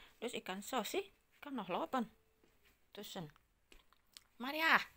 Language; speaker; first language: Dutch; non-native, learner; Indonesian